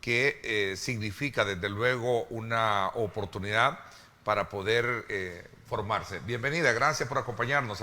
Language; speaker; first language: Spanish; native; Spanish